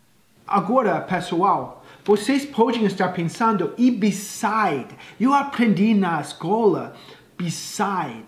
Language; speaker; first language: Portuguese; non-native, fluent; English